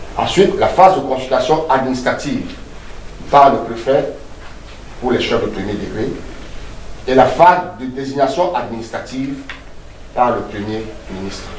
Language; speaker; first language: French; non-native, local second language; Duala